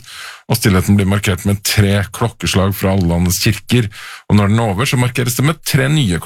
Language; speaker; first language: Norwegian; native; Norwegian